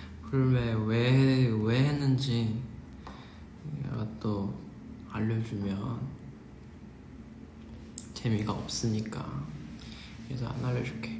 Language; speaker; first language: Korean; non-native, fluent; Chinese